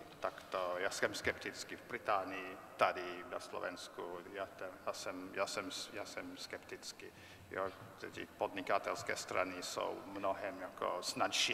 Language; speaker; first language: Czech; non-native, fluent; English